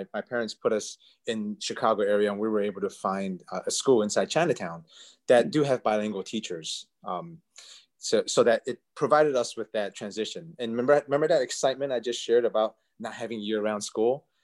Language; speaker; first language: English; early bilingual, other home language; Chinese